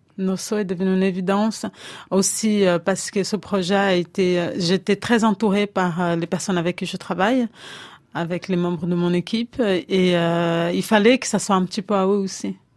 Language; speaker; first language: French; non-native, fluent; Portuguese